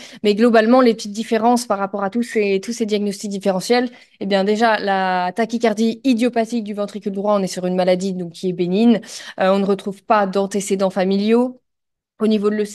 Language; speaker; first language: French; native; French